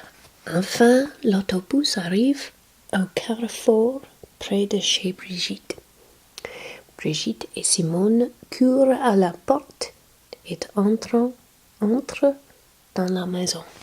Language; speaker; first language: French; non-native, learner; English